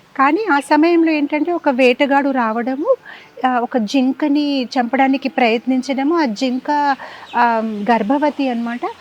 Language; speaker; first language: Telugu; non-native, fluent; Gujarati